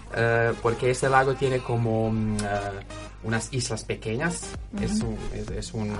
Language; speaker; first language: Spanish; non-native, fluent; Croatian